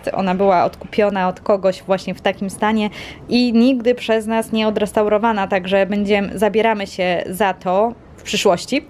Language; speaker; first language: Polish; native; Polish